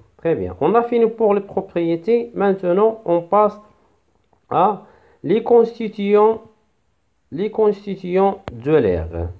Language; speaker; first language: French; non-native, local second language; Arabic